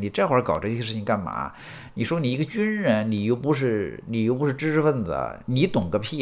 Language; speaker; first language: Chinese; native; Chinese